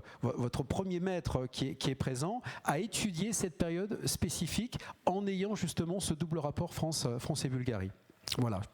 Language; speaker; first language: French; native; French